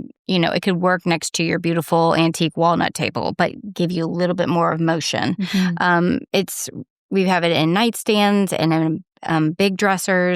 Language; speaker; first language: English; native; English